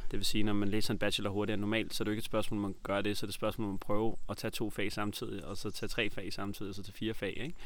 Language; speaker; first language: Danish; native; Danish